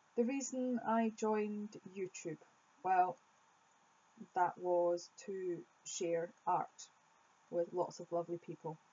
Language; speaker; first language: English; native; English